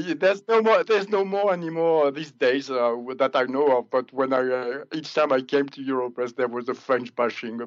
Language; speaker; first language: English; non-native, fluent; French